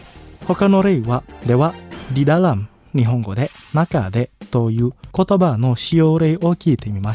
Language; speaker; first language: Japanese; non-native, fluent; Indonesian